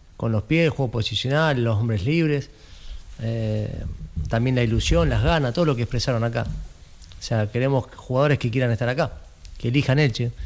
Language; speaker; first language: Spanish; native; Spanish